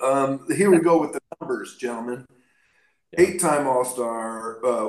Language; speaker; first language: English; native; English